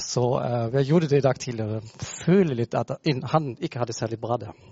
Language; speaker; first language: Norwegian; non-native, fluent; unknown